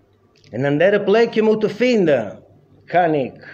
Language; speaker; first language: Dutch; non-native, learner; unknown